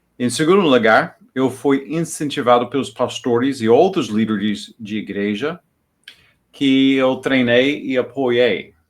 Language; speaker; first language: Portuguese; non-native, fluent; English